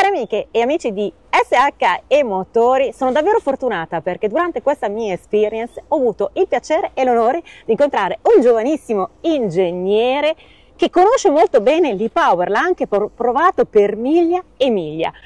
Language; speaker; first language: Italian; native; Italian